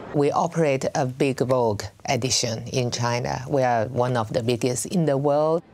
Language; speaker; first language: English; non-native, fluent; Chinese